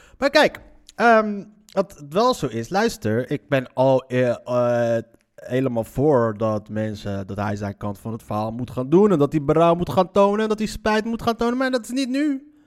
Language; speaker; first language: Dutch; early bilingual, other home language; Arabic